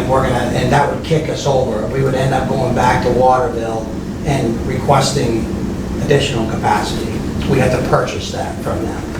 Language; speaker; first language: English; native; English